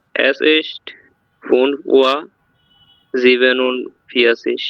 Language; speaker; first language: German; non-native, learner; Bangla